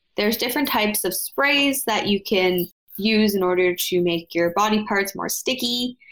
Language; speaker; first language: English; native; English